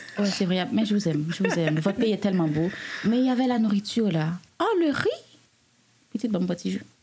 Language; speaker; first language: French; non-native, local second language; Haitian Creole